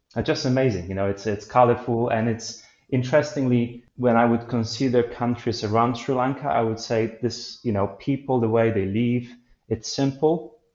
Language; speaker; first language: English; non-native, fluent; Polish